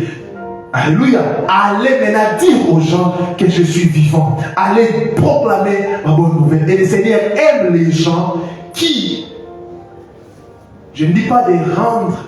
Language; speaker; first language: French; non-native, local second language; Lingala